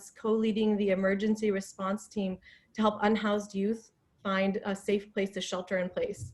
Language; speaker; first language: English; non-native, fluent; Persian